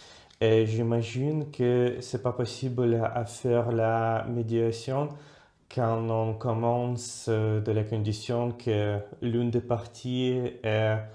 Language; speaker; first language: French; non-native, fluent; Russian